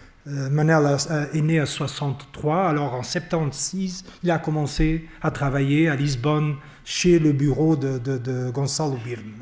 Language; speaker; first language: French; non-native, fluent; Portuguese